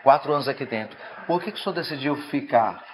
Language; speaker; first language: Portuguese; native; Portuguese